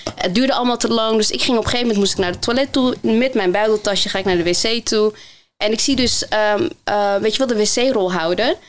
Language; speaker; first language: Dutch; early bilingual, other home language; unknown